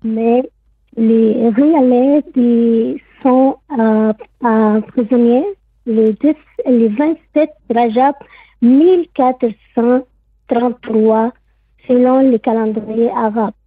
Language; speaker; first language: French; non-native, learner; Arabic